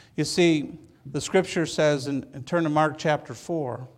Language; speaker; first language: English; native; English